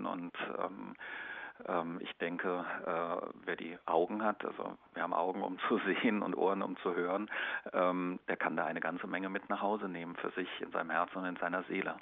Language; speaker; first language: German; native; German